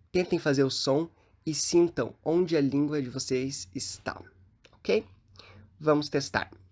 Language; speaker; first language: Portuguese; native; Portuguese